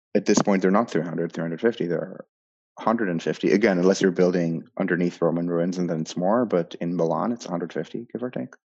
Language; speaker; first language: English; non-native, fluent; Hebrew